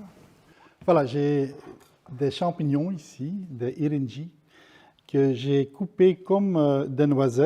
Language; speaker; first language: French; non-native, local second language; Dutch